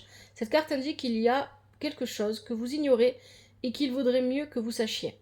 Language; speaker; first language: French; native; French